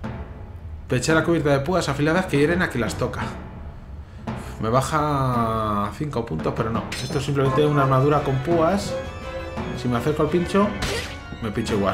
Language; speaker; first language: Spanish; native; Spanish